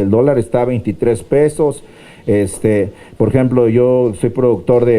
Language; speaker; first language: Spanish; native; Spanish